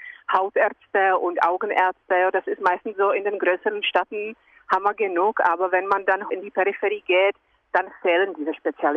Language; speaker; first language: German; non-native, fluent; Czech